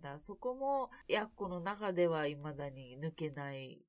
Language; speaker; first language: Japanese; early bilingual, heritage; Japanese